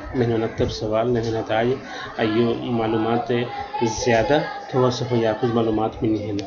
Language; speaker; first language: Arabic; non-native, learner; Urdu